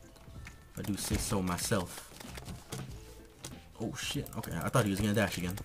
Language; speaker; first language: English; native; English